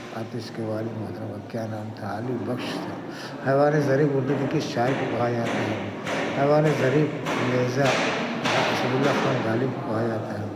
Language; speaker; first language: Urdu; native; Urdu